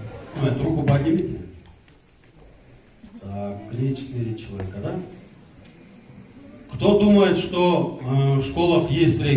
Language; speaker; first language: Russian; non-native, local second language; Kyrgyz